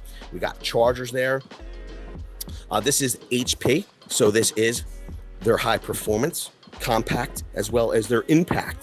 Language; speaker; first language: English; native; English